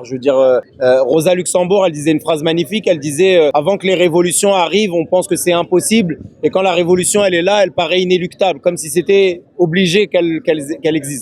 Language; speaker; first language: French; native; French